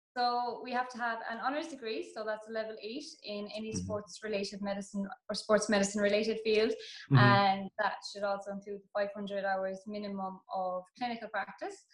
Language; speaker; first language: English; native; English